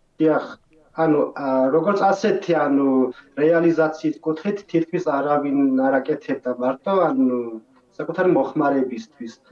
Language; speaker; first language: Georgian; non-native, local second language; Chechen